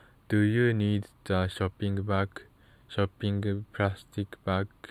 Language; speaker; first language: English; non-native, learner; Japanese